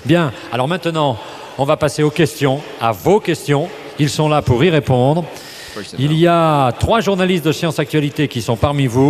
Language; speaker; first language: French; native; French